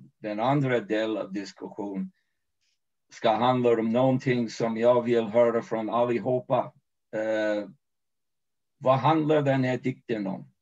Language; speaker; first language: Swedish; non-native, fluent; English